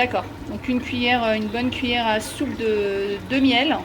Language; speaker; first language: French; native; French